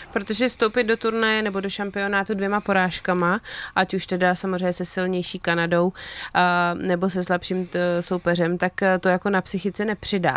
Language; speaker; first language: Czech; native; Czech